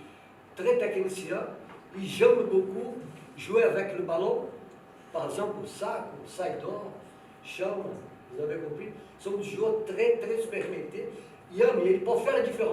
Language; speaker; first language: French; non-native, fluent; Portuguese